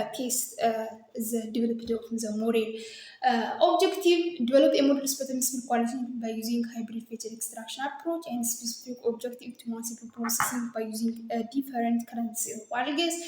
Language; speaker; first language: English; non-native, local second language; Amharic